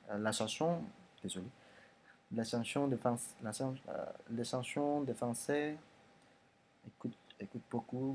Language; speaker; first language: French; non-native, learner; Indonesian